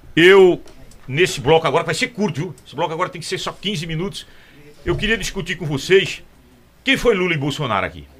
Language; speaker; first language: Portuguese; native; Portuguese